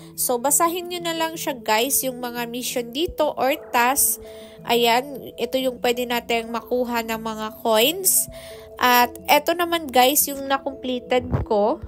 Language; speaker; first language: Filipino; non-native, local second language; Cebuano